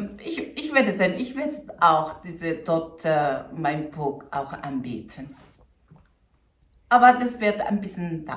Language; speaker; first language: German; non-native, fluent; Korean